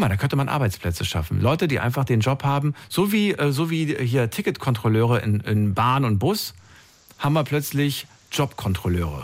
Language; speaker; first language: German; native; German